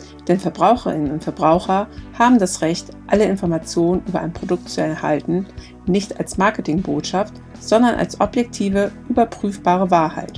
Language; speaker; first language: German; native; German